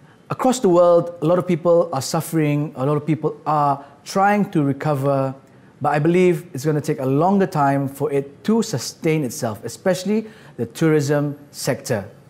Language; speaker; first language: English; non-native, local second language; Malay